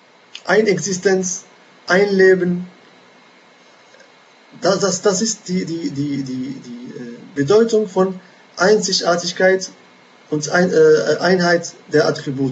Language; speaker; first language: German; non-native, fluent; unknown